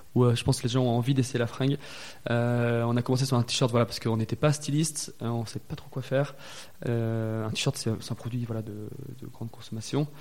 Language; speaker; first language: French; native; French